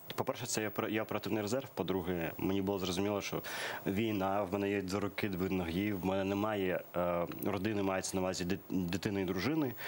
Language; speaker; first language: Ukrainian; early bilingual, other home language; Persian